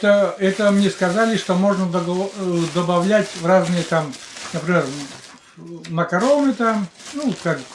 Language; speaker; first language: Russian; native; Russian